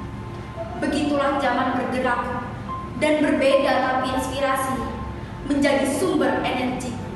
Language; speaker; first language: Indonesian; native; Indonesian